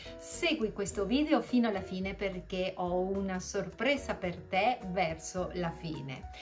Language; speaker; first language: Italian; early bilingual, other home language; Spanish